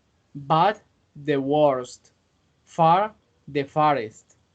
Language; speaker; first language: English; non-native, fluent; Spanish